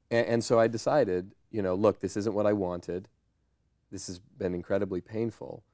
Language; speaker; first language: English; native; English